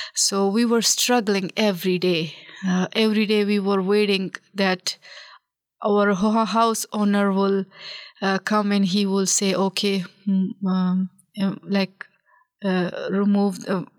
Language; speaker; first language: English; non-native, local second language; Pashto